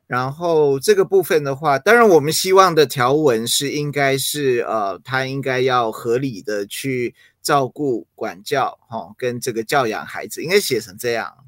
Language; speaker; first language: Chinese; early bilingual, other home language; English